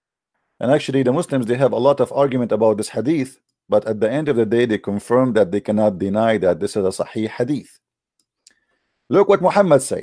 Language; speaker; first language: English; non-native, fluent; Arabic